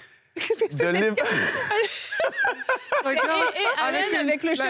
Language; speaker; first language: French; native; French